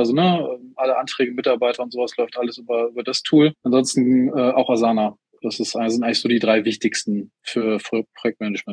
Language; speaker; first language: German; native; German